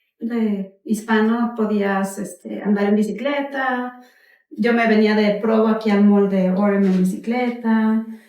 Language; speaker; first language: Spanish; native; Spanish